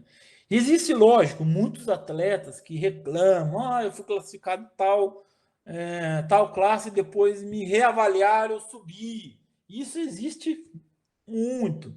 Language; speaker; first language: Portuguese; native; Portuguese